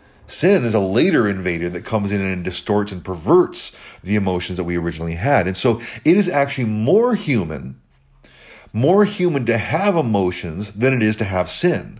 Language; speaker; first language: English; native; English